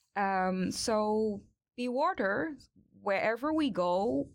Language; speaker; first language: English; non-native, local second language; Cantonese